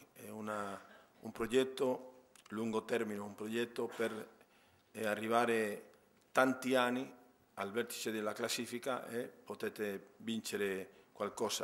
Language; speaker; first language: Italian; non-native, fluent; Spanish